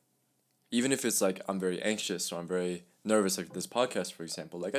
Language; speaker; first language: English; early bilingual, other home language; Spanish